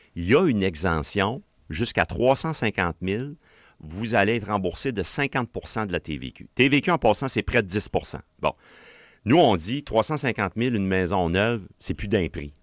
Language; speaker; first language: French; native; French